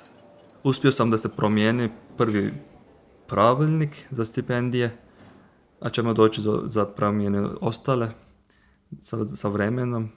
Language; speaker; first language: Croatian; non-native, fluent; Turkish